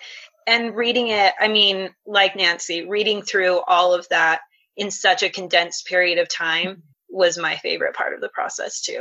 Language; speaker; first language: English; native; English